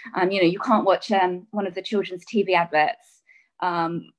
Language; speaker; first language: English; native; English